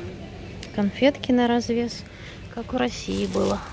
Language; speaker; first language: Russian; native; Russian